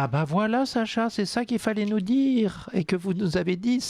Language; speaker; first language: French; native; French